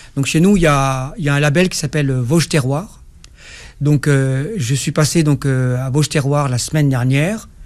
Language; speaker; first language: French; non-native, local second language; Kabyle